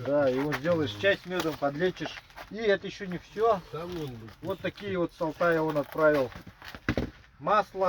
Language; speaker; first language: Russian; native; Russian